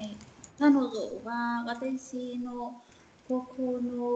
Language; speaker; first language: Japanese; non-native, learner; Vietnamese